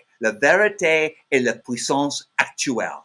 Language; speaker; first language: French; non-native, learner; English